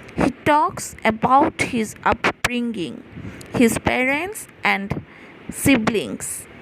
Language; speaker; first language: English; non-native, local second language; Assamese